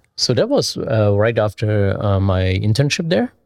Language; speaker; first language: English; non-native, fluent; German